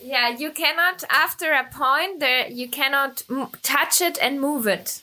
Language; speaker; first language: English; non-native, fluent; Spanish